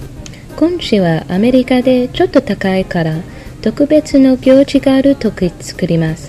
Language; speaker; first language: Japanese; non-native, learner; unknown